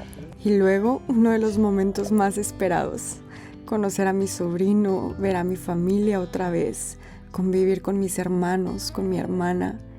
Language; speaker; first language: Spanish; native; Spanish